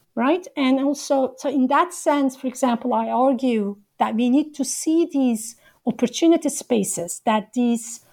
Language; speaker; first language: English; non-native, fluent; Turkish